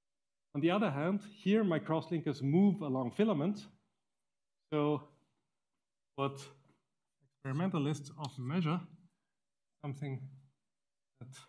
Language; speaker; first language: English; non-native, fluent; German